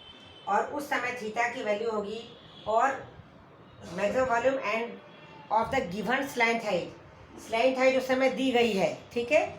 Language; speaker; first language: Hindi; native; Hindi